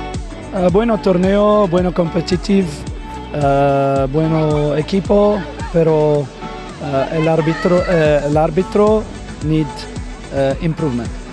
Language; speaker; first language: Spanish; non-native, learner; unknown